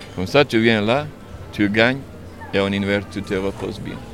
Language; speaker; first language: French; non-native, learner; Serbian